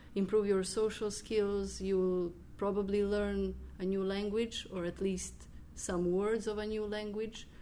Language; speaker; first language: English; non-native, fluent; Croatian